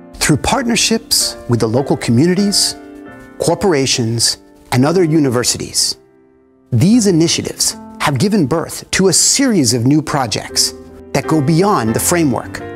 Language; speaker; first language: English; native; English